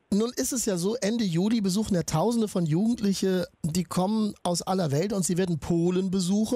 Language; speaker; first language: German; native; German